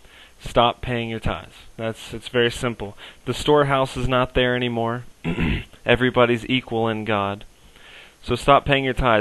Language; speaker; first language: English; native; English